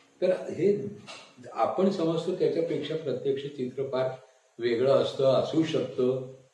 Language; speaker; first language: Marathi; non-native, local second language; Gujarati